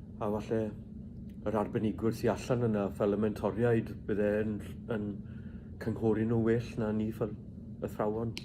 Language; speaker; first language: Welsh; native; Welsh